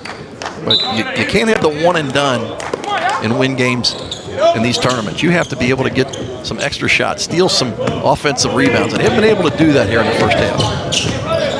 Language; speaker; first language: English; native; English